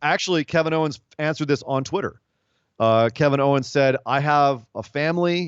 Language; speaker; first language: English; native; English